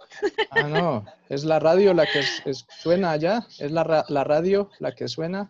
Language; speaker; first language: Spanish; native; Spanish